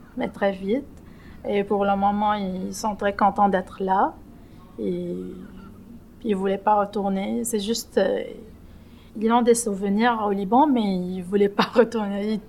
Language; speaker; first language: French; non-native, local second language; Arabic